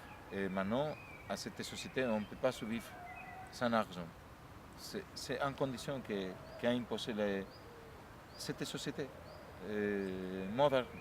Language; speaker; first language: French; non-native, learner; Spanish